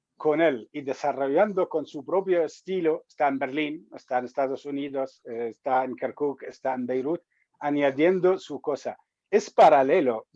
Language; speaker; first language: Spanish; non-native, fluent; Arabic